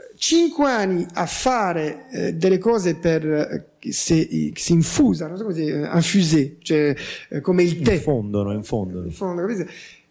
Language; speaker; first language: Italian; non-native, fluent; French